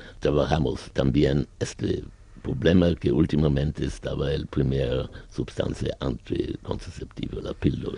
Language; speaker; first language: Spanish; non-native, learner; German